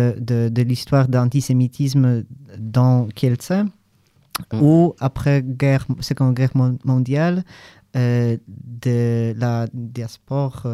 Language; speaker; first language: French; non-native, learner; Polish